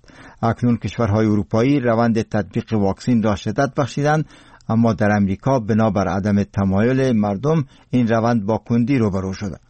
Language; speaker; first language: Persian; native; Persian